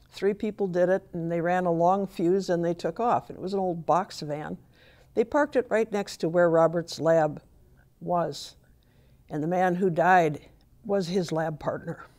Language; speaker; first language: English; native; English